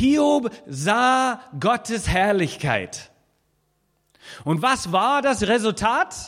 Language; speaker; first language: German; non-native, fluent; English